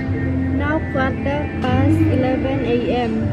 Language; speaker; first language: English; non-native, learner; Indonesian